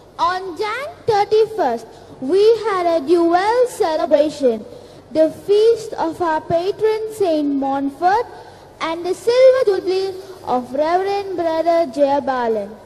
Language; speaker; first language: English; non-native, local second language; Tamil